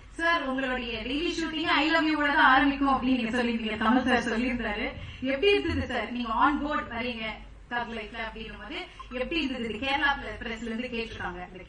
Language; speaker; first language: Tamil; native; Tamil